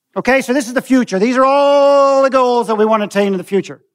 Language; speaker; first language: English; native; English